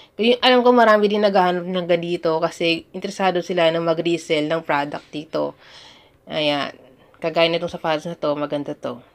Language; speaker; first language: Filipino; native; Filipino